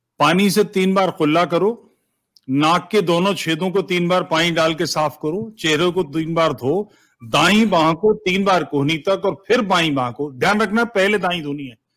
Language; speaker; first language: Hindi; native; Hindi